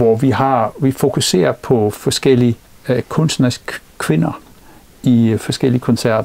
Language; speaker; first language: Danish; non-native, fluent; English